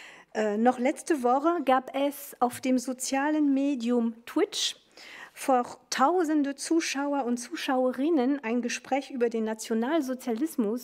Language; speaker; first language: German; non-native, fluent; French